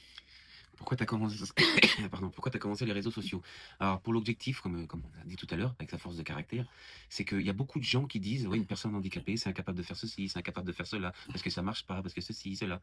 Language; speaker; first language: French; native; French